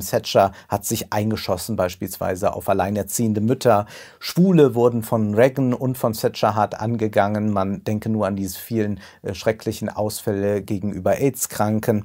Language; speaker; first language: German; native; German